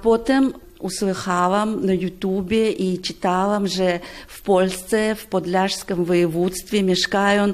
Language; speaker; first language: Polish; non-native, learner; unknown